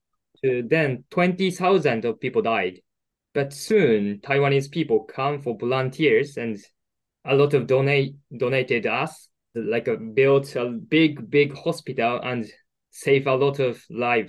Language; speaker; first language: English; non-native, learner; Japanese